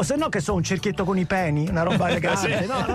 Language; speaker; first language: Italian; native; Italian